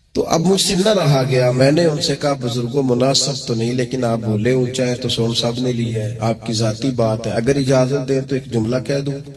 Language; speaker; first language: Urdu; non-native, local second language; Punjabi